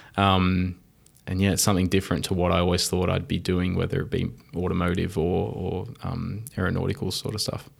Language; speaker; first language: English; native; English